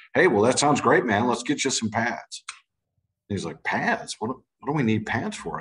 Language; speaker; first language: English; native; English